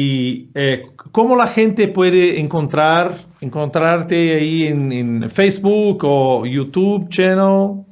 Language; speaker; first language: Spanish; non-native, fluent; Portuguese